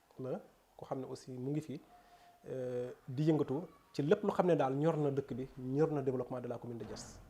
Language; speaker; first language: Wolof; non-native, local second language; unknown